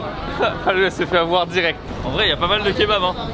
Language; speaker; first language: French; native; French